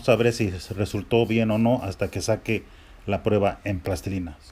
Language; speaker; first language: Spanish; early bilingual, heritage; Spanish